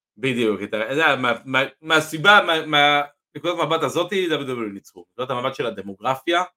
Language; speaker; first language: Hebrew; native; Hebrew